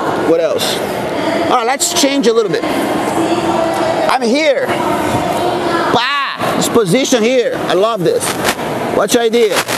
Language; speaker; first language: English; non-native, fluent; Portuguese